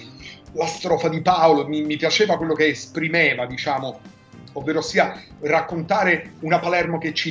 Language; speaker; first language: Italian; native; Italian